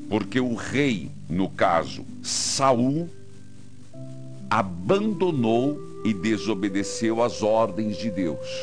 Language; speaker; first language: Portuguese; native; Portuguese